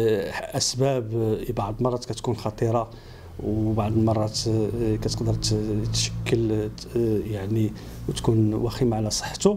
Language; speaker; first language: Arabic; native; Arabic